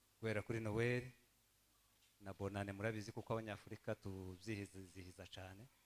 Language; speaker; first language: Kinyarwanda; early bilingual, heritage; Kinyarwanda